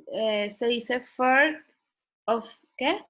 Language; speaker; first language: Spanish; non-native, learner; English